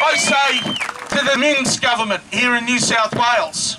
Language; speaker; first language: English; native; English